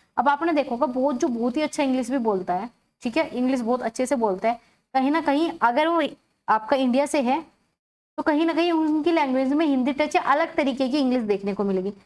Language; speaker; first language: Hindi; native; Hindi